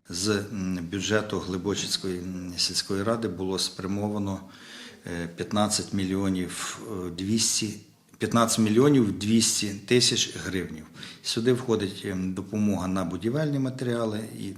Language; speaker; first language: Ukrainian; native; Ukrainian